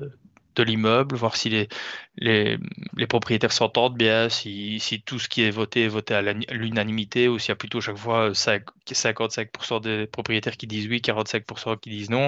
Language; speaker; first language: French; native; French